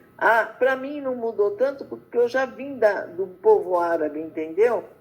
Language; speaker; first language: Portuguese; early bilingual, other home language; Arabic